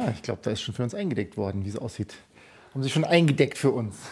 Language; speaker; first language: German; native; German